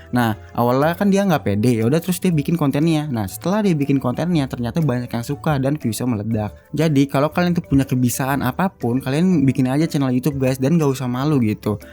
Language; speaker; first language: Indonesian; native; Indonesian